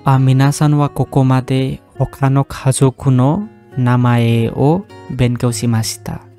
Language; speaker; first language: Japanese; non-native, fluent; Indonesian